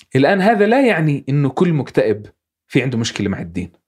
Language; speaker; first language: Arabic; native; Arabic